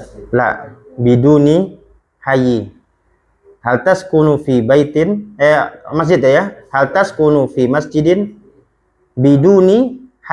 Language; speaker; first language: Arabic; non-native, fluent; Indonesian